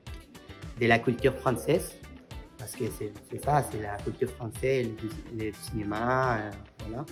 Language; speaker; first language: French; non-native, learner; Spanish